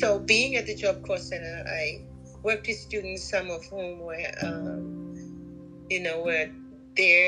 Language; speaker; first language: English; non-native, local second language; Zulu